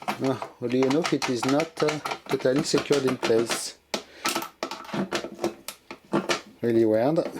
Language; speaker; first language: English; non-native, fluent; French